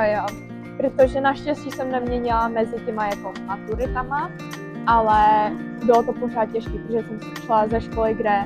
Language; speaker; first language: Czech; early bilingual, heritage; Czech